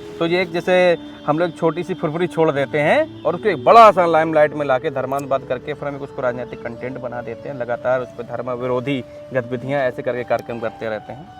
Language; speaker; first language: Hindi; native; Hindi